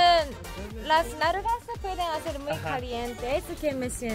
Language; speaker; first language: Spanish; non-native, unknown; Japanese